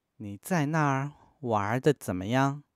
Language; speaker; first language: Chinese; non-native, fluent; Korean